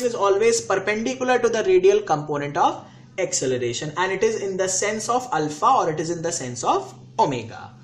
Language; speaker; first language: English; non-native, local second language; Hindi